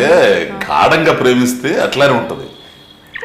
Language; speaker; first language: Telugu; native; Telugu